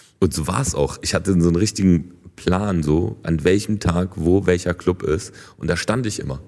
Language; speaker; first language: German; early bilingual, other home language; Polish